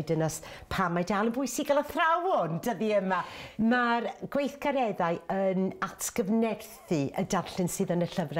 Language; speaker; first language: Welsh; native; Welsh